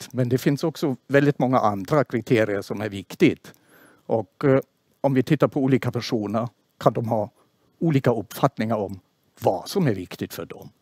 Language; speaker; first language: Swedish; non-native, fluent; German